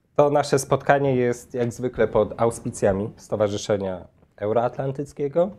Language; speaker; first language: Polish; native; Polish